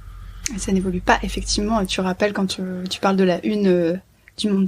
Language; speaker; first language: French; native; French